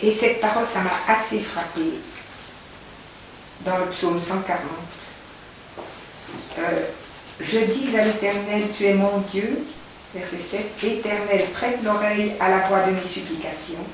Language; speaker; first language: French; native; French